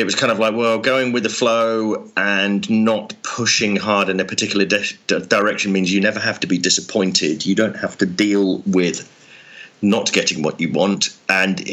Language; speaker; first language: English; native; English